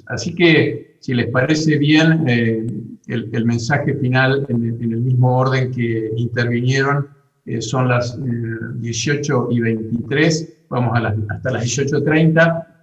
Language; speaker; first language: Spanish; native; Spanish